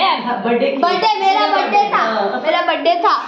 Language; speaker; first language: Hindi; native; Hindi